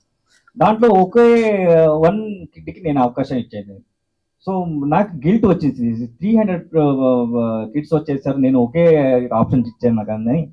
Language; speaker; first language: Telugu; non-native, learner; Kannada